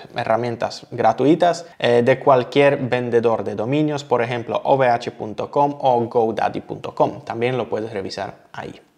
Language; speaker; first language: Spanish; non-native, fluent; Polish